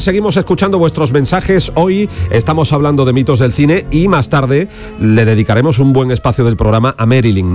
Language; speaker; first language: Spanish; native; Spanish